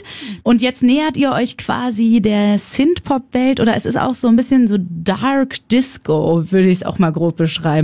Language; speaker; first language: German; native; German